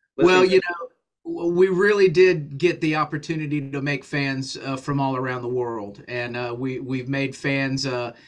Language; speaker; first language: English; native; English